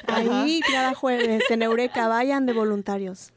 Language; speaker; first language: Spanish; native; Spanish